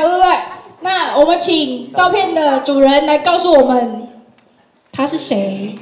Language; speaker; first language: Chinese; native; Chinese